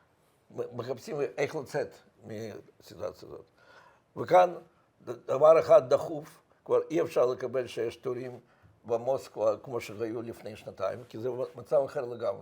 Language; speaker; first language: Hebrew; non-native, fluent; Russian